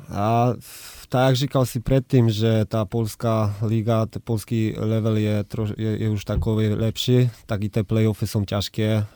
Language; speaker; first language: Czech; non-native, learner; Polish